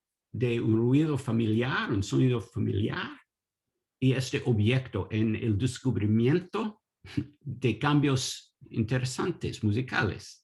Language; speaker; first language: Spanish; non-native, learner; English